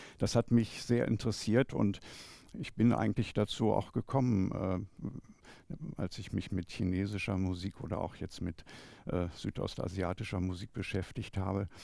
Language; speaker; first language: German; native; German